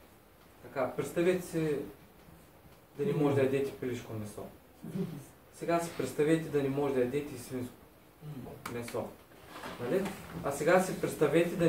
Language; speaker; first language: Bulgarian; native; Bulgarian